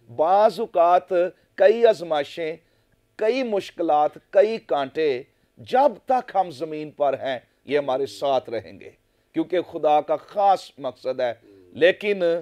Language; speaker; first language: Urdu; non-native, local second language; Punjabi